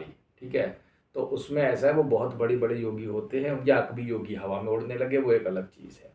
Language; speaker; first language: Hindi; native; Hindi